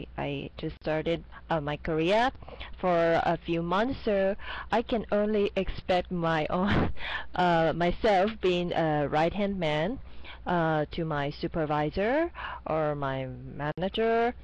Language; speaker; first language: English; non-native, fluent; Chinese